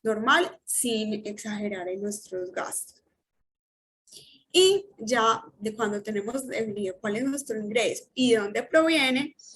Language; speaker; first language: Spanish; native; Spanish